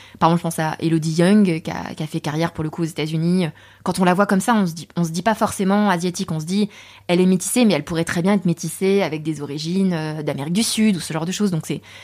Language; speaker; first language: French; native; French